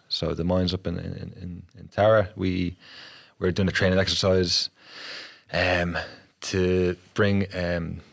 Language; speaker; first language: English; native; English